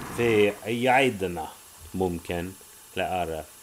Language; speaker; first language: Arabic; non-native, learner; English